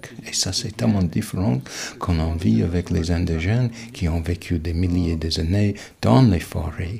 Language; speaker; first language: French; non-native, fluent; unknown